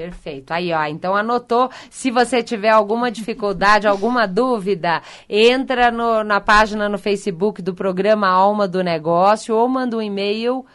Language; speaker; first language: Portuguese; native; Portuguese